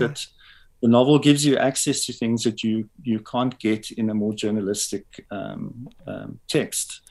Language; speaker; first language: English; native; English